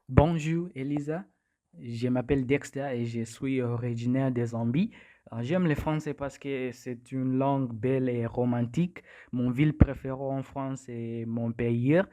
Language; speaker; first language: French; non-native, learner; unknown